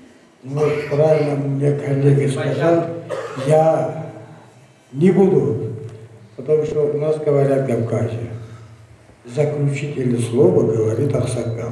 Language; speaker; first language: Russian; non-native, fluent; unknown